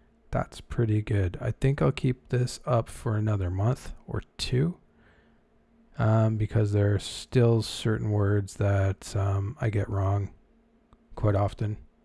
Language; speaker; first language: English; native; English